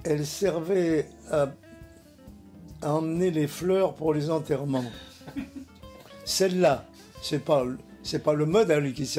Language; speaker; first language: French; native; French